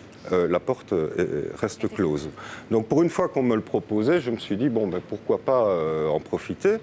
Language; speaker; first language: French; native; French